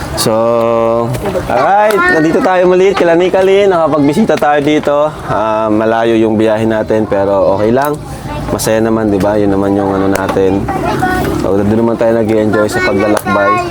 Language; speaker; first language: Filipino; native; Filipino